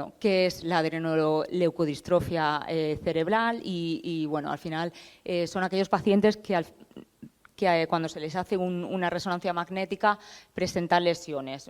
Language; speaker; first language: Spanish; native; Spanish